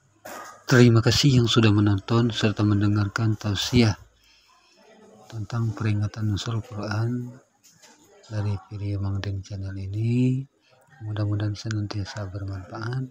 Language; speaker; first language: Indonesian; native; Indonesian